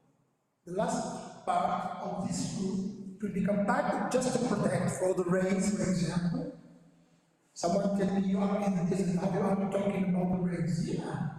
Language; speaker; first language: English; non-native, learner; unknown